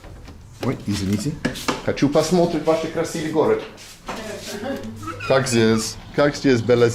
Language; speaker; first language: Russian; non-native, learner; English